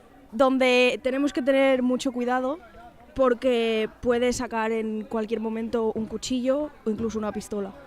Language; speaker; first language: Spanish; native; Spanish